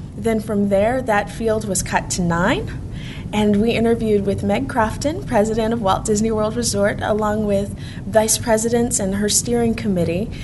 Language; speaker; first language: English; native; English